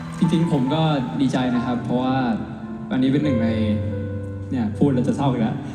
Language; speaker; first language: Thai; native; Thai